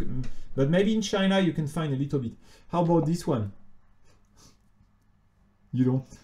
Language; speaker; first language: English; non-native, fluent; French